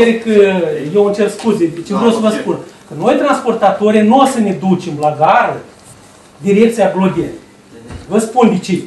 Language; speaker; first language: Romanian; native; Romanian